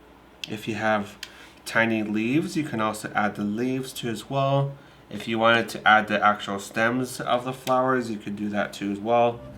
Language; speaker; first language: English; native; English